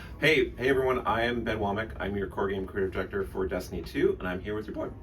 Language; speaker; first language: English; native; English